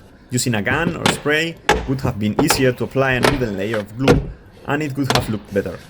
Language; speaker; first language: English; non-native, fluent; Spanish